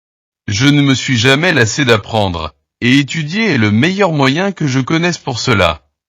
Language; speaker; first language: French; non-native, learner; Portuguese